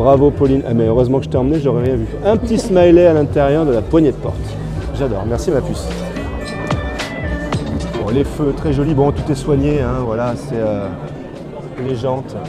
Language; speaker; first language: French; native; French